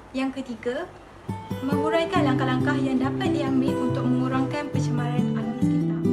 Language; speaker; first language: Malay; native; Malay